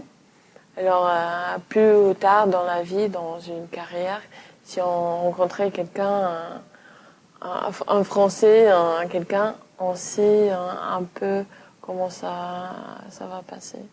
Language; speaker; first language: French; non-native, fluent; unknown